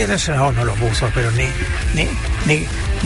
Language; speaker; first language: Spanish; native; Spanish